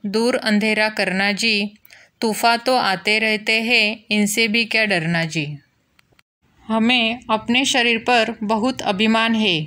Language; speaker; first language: Hindi; non-native, local second language; Marathi